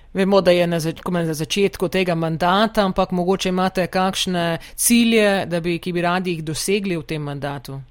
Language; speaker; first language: Slovenian; early bilingual, heritage; Slovenian